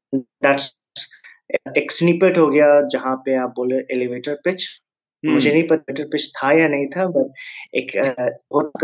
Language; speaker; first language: Hindi; native; Hindi